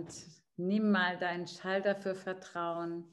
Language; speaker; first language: German; native; German